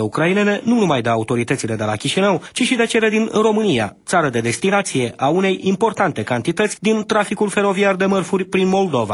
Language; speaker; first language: Romanian; native; Romanian